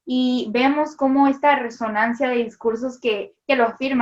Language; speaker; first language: Spanish; native; Spanish